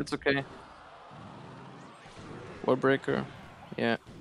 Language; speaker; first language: English; non-native, fluent; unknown